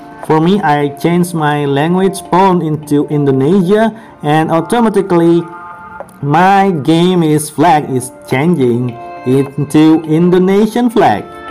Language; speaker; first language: English; non-native, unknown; Indonesian